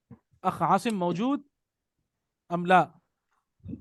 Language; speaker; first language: Arabic; non-native, fluent; Urdu